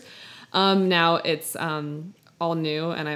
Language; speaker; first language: English; native; English